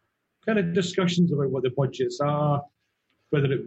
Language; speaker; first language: English; native; English